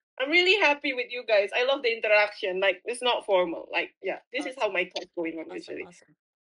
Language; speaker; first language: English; non-native, fluent; Indonesian